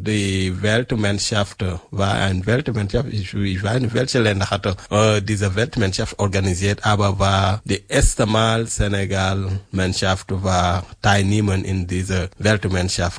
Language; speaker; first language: German; non-native, learner; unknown